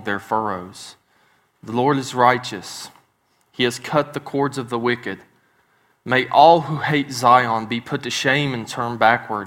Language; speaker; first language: English; native; English